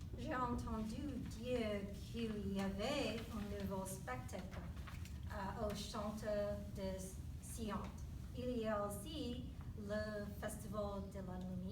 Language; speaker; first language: French; non-native, learner; English